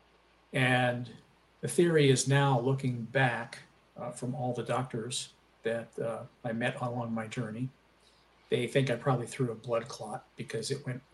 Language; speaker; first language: English; native; English